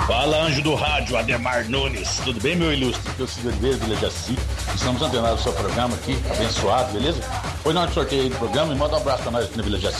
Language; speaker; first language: Portuguese; native; Portuguese